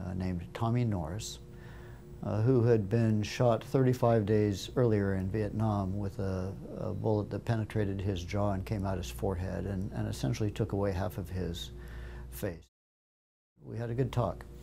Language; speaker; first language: English; native; English